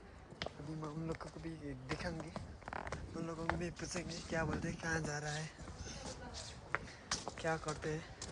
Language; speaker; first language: Hindi; non-native, learner; Nepali